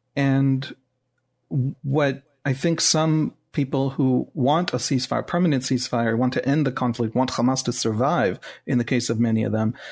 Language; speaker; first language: English; non-native, fluent; Hebrew